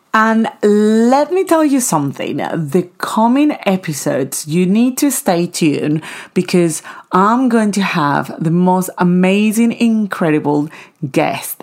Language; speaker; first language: English; non-native, fluent; Spanish